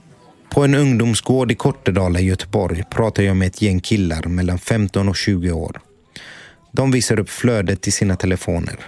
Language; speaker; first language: Swedish; native; Swedish